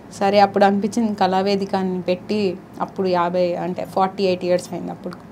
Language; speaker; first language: Telugu; native; Telugu